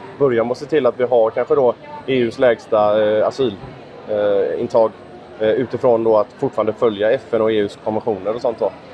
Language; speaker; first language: Swedish; native; Swedish